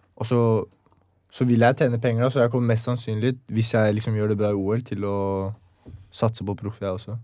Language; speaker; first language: Norwegian; early bilingual, other home language; Chechen